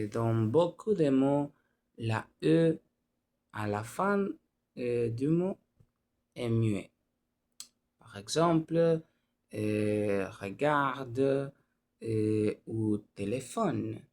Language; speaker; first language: French; non-native, learner; Spanish